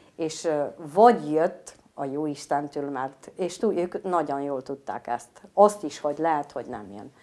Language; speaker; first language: Hungarian; native; Hungarian